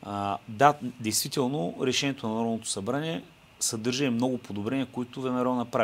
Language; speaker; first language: Bulgarian; native; Bulgarian